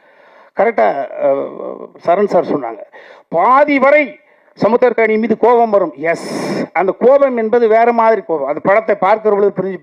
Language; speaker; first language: Tamil; native; Tamil